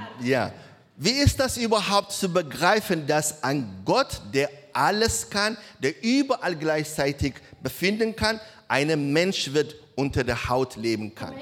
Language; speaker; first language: German; non-native, learner; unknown